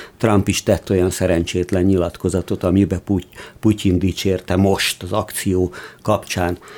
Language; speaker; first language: Hungarian; native; Hungarian